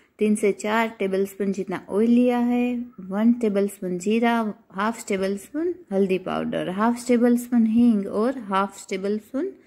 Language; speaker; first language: Hindi; non-native, local second language; Gujarati